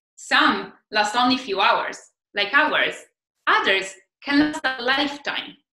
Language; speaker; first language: English; non-native, fluent; Italian